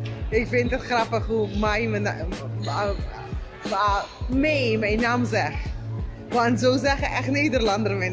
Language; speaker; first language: Dutch; non-native, fluent; Spanish